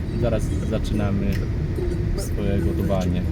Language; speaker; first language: Polish; non-native, fluent; Vietnamese